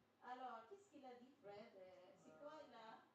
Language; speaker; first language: French; non-native, fluent; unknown